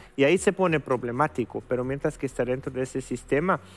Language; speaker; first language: Spanish; non-native, fluent; German